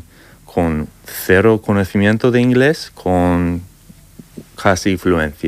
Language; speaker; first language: Spanish; non-native, fluent; English